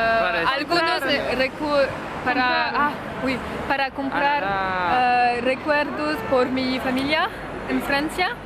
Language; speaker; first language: Spanish; non-native, learner; French